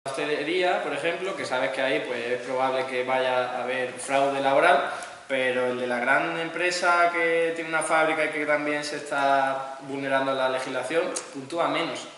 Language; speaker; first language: Spanish; native; Spanish